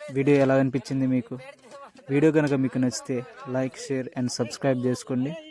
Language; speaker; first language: Telugu; non-native, local second language; Koya